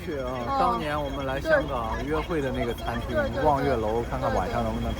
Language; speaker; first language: Chinese; native; Chinese